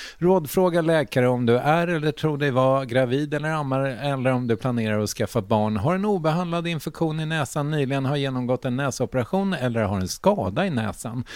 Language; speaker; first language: Swedish; native; Swedish